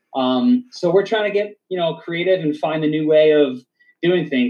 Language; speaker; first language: English; native; English